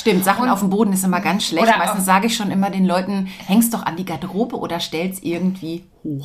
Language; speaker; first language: German; native; German